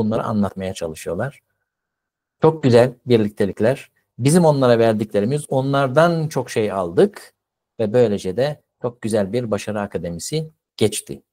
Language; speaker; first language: Turkish; native; Turkish